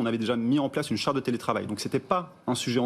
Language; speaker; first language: French; native; French